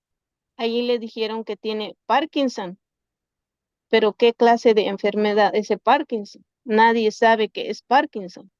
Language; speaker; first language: Spanish; non-native, local second language; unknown